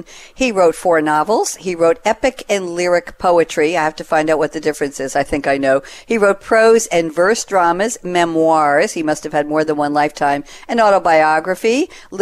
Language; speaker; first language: English; native; English